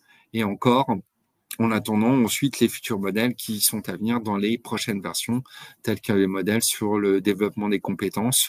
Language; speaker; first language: French; native; French